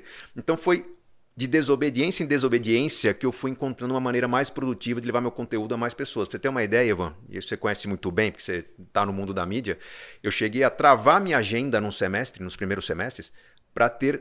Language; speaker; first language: Portuguese; native; Portuguese